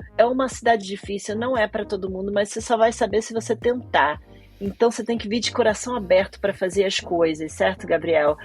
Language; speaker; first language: Portuguese; early bilingual, other home language; Spanish